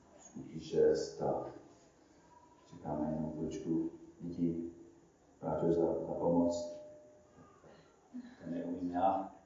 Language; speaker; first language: Czech; non-native, fluent; English